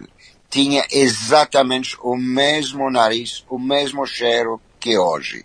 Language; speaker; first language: Portuguese; non-native, fluent; French